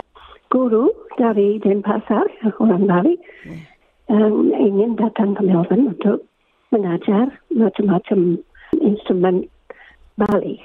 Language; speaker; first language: Indonesian; non-native, fluent; English